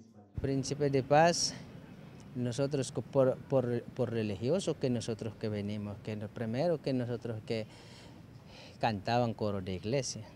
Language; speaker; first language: Spanish; non-native, local second language; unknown